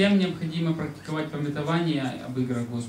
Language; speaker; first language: Russian; native; Russian